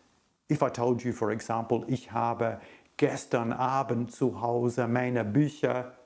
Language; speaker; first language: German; non-native, fluent; English